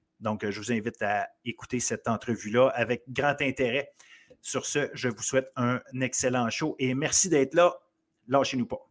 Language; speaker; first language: French; native; French